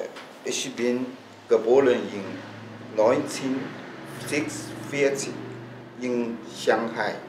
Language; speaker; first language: German; non-native, learner; Chinese